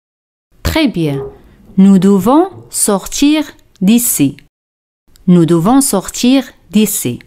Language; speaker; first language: French; non-native, fluent; Spanish